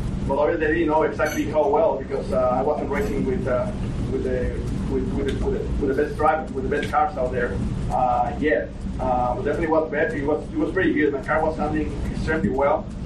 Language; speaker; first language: English; non-native, fluent; Spanish